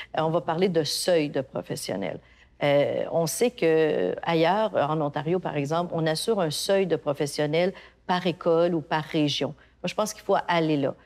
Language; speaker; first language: French; native; French